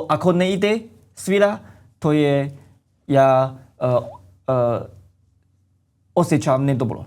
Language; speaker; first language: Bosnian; non-native, learner; Chinese